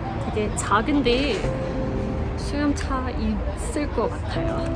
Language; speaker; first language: Korean; non-native, fluent; English